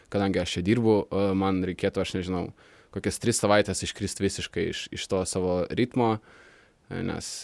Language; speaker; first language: Lithuanian; early bilingual, other home language; Russian